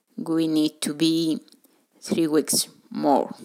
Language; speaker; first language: English; non-native, fluent; Spanish